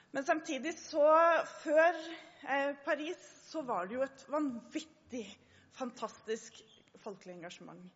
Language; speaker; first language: Norwegian; native; Norwegian